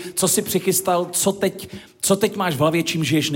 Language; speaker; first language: Czech; native; Czech